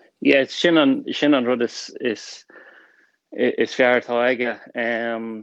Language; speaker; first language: Irish; non-native, local second language; English